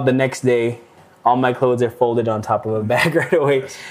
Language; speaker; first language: English; non-native, local second language; Filipino